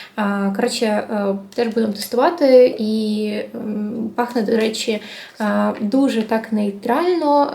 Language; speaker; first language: Ukrainian; non-native, local second language; Russian